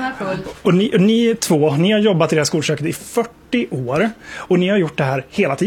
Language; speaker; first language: Swedish; native; Swedish